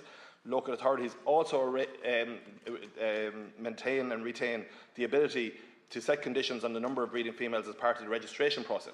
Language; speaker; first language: English; native; English